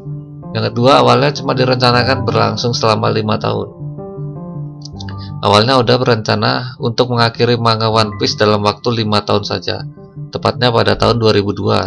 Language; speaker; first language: Indonesian; native; Indonesian